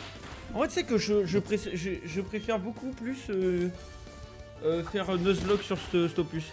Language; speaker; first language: French; native; French